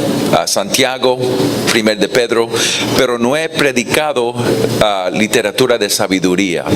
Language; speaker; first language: Spanish; non-native, fluent; English